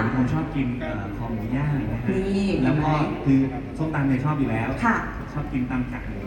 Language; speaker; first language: Thai; native; Thai